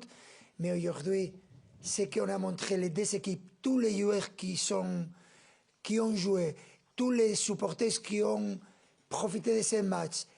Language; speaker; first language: French; non-native, fluent; Spanish